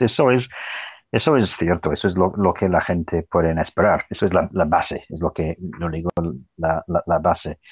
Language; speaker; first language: Spanish; non-native, fluent; English